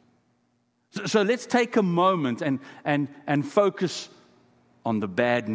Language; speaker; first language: English; non-native, local second language; Afrikaans